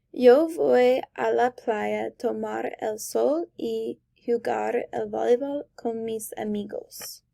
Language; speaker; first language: Spanish; non-native, learner; English